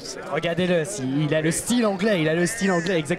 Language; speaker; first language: French; native; French